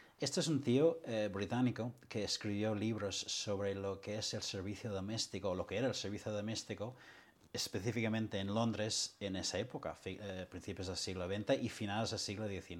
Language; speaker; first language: Spanish; non-native, fluent; English